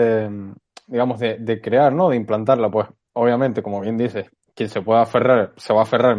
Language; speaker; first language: Spanish; native; Spanish